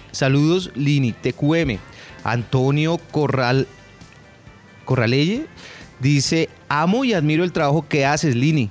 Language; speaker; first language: Spanish; native; Spanish